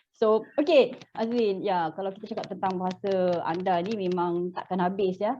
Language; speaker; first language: Malay; native; Malay